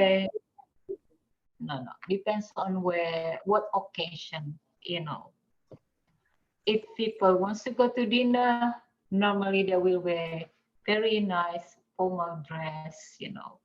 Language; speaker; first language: English; non-native, fluent; Indonesian